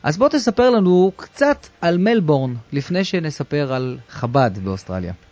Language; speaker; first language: Hebrew; native; Hebrew